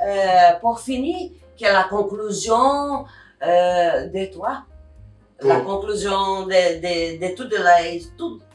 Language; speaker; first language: French; non-native, learner; Portuguese